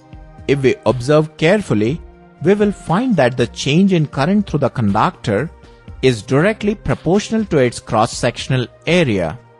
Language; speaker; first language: English; non-native, local second language; Telugu